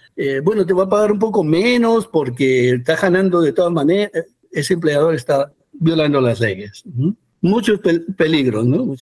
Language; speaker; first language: Spanish; early bilingual, heritage; Spanish